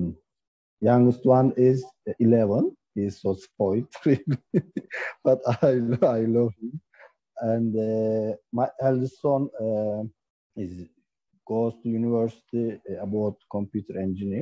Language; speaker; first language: English; non-native, learner; Turkish